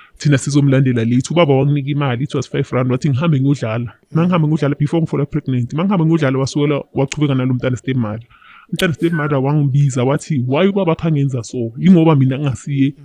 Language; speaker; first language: Zulu; native; Zulu